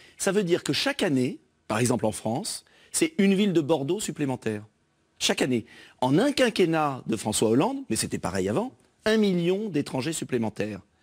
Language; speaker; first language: French; native; French